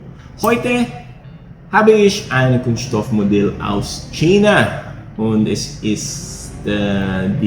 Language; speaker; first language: German; non-native, learner; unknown